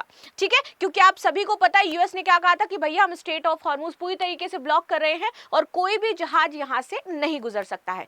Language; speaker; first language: Hindi; native; Hindi